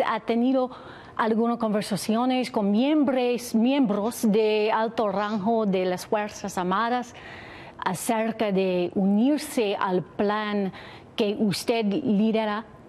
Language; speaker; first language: Spanish; non-native, learner; English